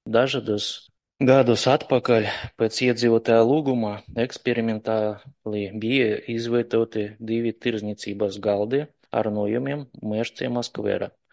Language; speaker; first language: Latvian; non-native, local second language; Russian